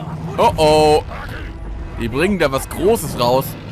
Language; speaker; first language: German; native; German